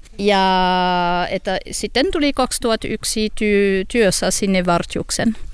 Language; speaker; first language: Finnish; non-native, learner; French